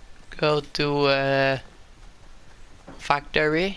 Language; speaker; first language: English; non-native, learner; French